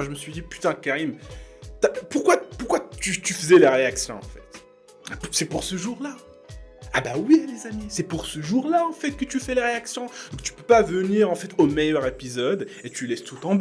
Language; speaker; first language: French; native; French